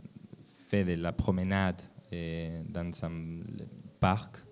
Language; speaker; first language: French; non-native, learner; Spanish